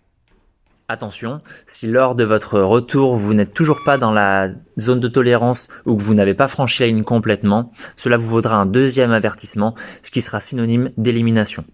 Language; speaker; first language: French; native; French